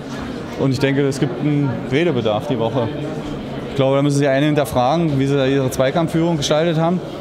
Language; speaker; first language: German; native; German